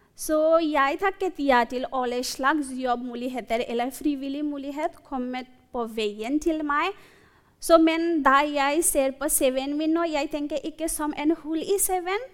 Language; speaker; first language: Norwegian; non-native, fluent; Bangla